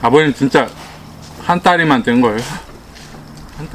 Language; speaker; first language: Korean; non-native, learner; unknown